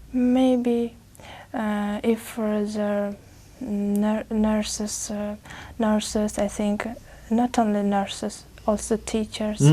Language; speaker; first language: English; non-native, learner; Uzbek